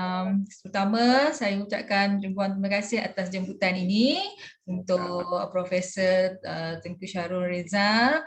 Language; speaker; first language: Malay; native; Malay